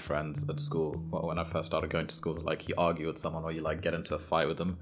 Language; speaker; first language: English; non-native, local second language; Shona